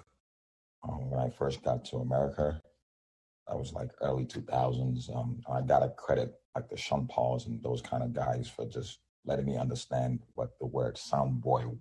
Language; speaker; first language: English; non-native, local second language; Yoruba